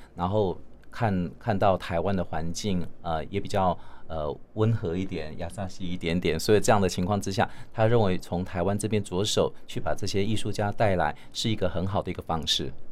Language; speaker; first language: Chinese; native; Chinese